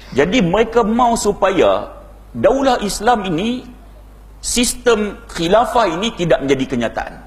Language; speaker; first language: Malay; native; Malay